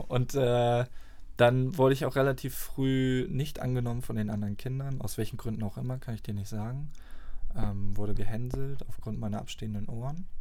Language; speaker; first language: German; native; German